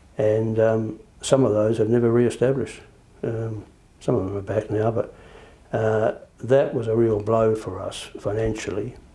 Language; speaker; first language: English; native; English